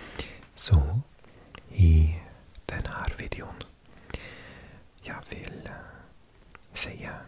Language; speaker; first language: Swedish; non-native, learner; English